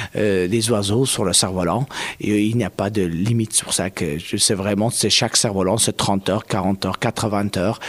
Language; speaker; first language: French; non-native, fluent; Persian